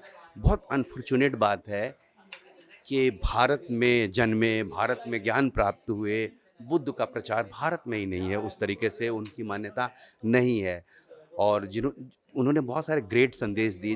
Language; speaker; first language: Hindi; native; Hindi